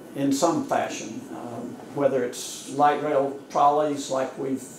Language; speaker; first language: English; native; English